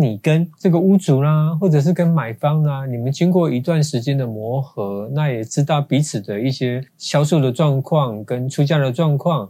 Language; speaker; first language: Chinese; native; Chinese